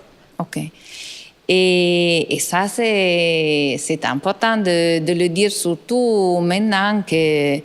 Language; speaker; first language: French; non-native, fluent; Italian